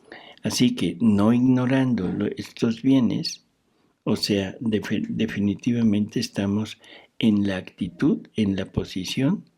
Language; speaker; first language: Spanish; native; Spanish